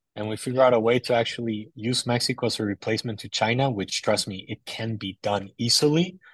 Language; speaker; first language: English; native; English